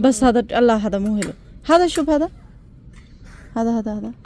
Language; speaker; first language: Arabic; non-native, learner; Bangla